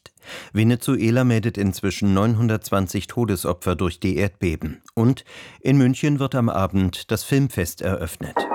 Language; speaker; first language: German; native; German